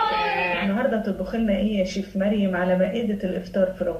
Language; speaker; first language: Arabic; native; Arabic